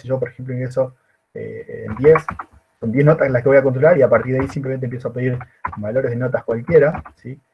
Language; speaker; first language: Spanish; native; Spanish